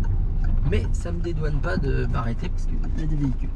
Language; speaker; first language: French; native; French